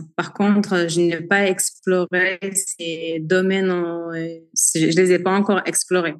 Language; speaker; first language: French; non-native, local second language; Arabic